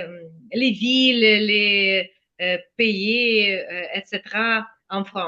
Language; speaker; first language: French; non-native, fluent; Ukrainian